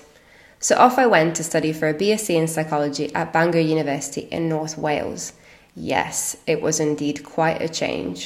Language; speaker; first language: English; non-native, fluent; Italian